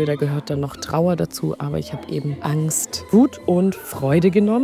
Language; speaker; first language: German; native; German